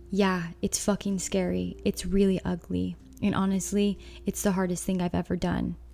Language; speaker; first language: English; native; English